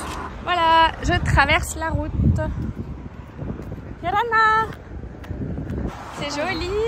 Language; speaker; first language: French; native; French